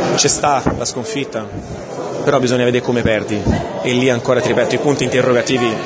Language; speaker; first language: Italian; non-native, fluent; Portuguese